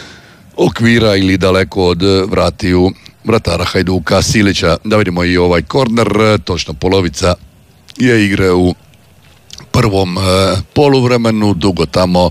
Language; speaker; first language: Serbian; native; Serbian